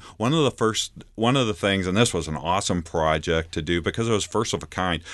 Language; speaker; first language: English; native; English